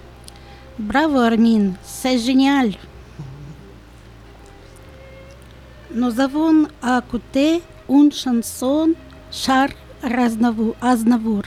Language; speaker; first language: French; non-native, learner; Ukrainian